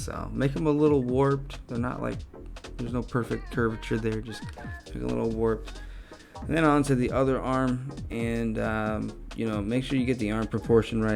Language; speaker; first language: English; native; English